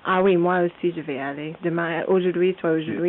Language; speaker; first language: French; non-native, learner; English